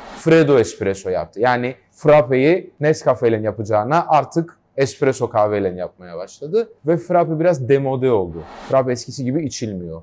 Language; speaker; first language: Turkish; early bilingual, heritage; Turkish